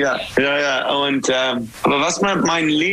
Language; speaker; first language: German; non-native, learner; English